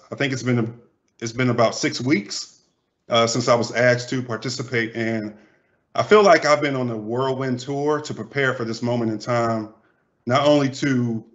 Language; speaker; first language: English; native; English